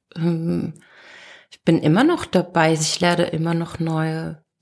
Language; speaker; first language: German; native; German